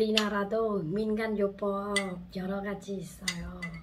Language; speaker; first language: Korean; non-native, fluent; Khmer